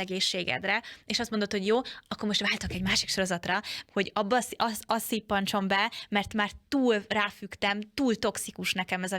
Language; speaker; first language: Hungarian; native; Hungarian